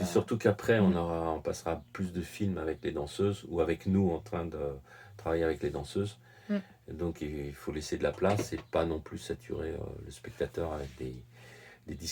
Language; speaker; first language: French; native; French